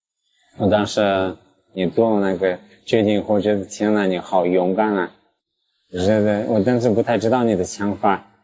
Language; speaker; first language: Chinese; early bilingual, heritage; English